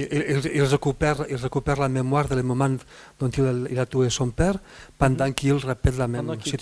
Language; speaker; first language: French; non-native, fluent; Spanish